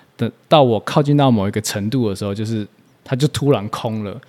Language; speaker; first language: Chinese; native; Chinese